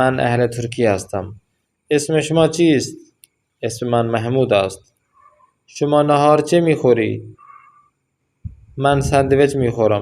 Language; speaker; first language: Persian; non-native, fluent; Urdu